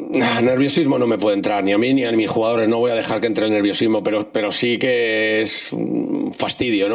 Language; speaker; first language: Spanish; native; Spanish